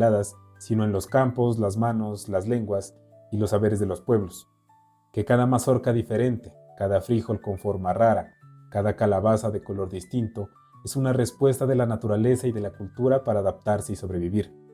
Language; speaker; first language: Spanish; native; Spanish